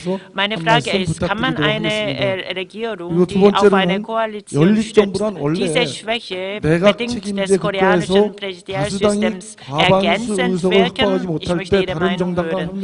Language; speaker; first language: German; non-native, fluent; Korean